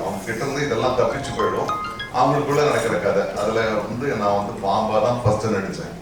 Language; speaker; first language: Tamil; native; Tamil